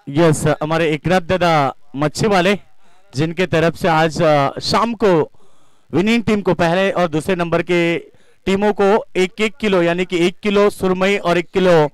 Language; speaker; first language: Hindi; non-native, local second language; Marathi